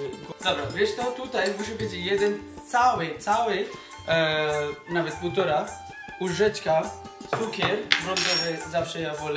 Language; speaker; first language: Polish; non-native, learner; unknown